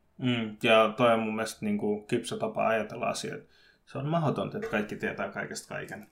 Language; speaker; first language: Finnish; early bilingual, other home language; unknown